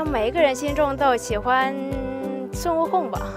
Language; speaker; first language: Chinese; non-native, fluent; Vietnamese